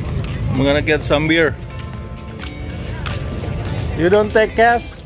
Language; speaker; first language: English; non-native, learner; Indonesian